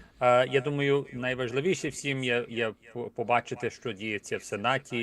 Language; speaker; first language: Ukrainian; early bilingual, heritage; Ukrainian